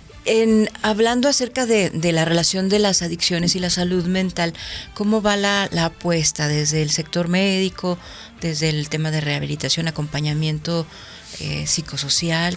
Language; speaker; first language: Spanish; native; Spanish